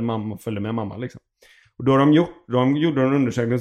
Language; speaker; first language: Swedish; early bilingual, heritage; Swedish